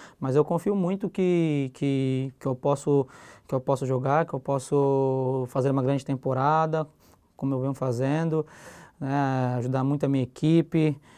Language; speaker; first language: Portuguese; native; Portuguese